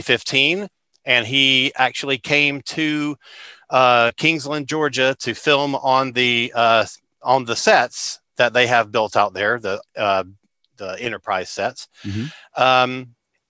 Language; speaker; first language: English; native; English